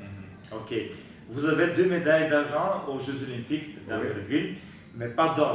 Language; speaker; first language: French; non-native, learner; Bulgarian